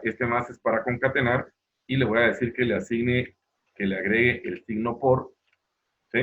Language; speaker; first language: Spanish; native; Spanish